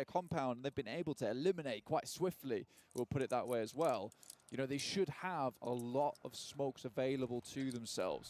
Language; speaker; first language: English; native; English